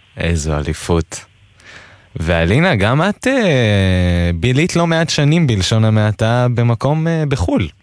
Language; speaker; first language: Hebrew; native; Hebrew